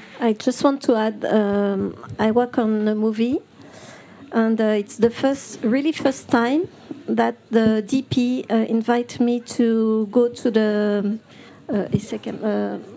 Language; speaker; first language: English; non-native, learner; French